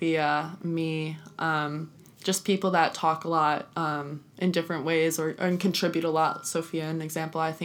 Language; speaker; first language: English; native; English